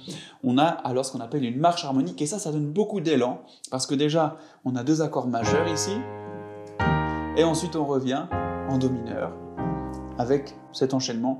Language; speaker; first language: French; native; French